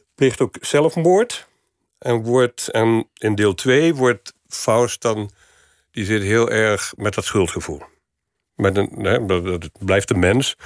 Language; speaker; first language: Dutch; native; Dutch